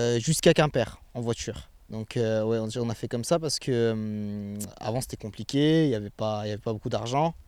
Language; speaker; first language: French; early bilingual, other home language; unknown